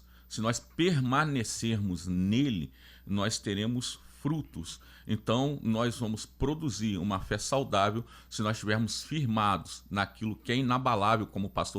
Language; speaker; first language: Portuguese; native; Portuguese